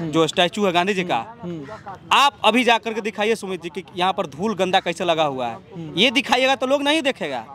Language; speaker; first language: Hindi; native; Hindi